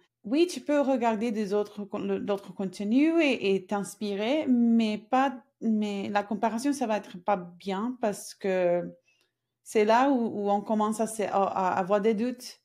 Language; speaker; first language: French; non-native, fluent; Spanish